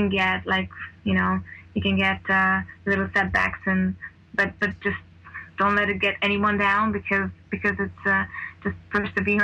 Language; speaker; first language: English; non-native, fluent; Hungarian